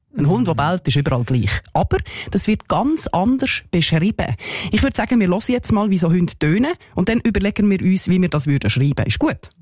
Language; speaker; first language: German; native; German